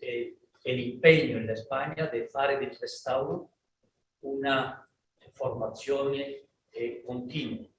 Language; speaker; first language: Italian; non-native, learner; Spanish